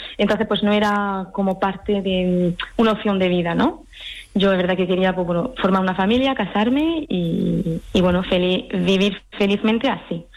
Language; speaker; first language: Spanish; early bilingual, heritage; French